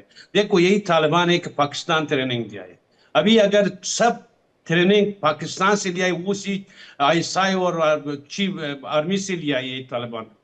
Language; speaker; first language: Hindi; non-native, fluent; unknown